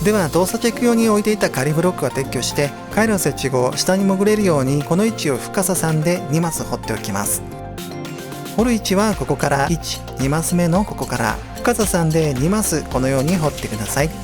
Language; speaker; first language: Japanese; native; Japanese